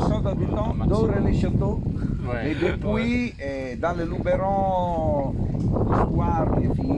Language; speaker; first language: French; non-native, learner; Italian